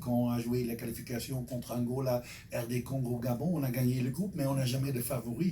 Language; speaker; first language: French; non-native, fluent; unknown